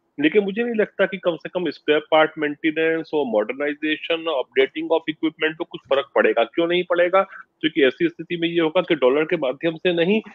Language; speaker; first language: Hindi; native; Hindi